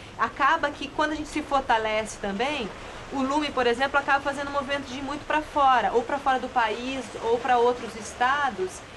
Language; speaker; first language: Portuguese; native; Portuguese